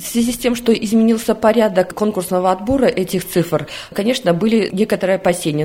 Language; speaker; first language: Russian; native; Russian